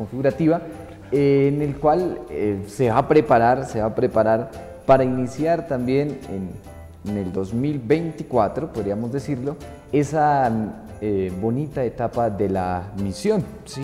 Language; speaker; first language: Spanish; native; Spanish